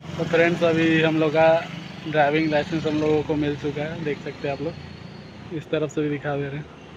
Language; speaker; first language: Hindi; native; Hindi